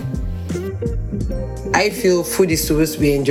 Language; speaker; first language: English; non-native, local second language; Igbo